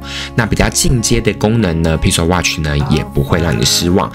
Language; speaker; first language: Chinese; native; Chinese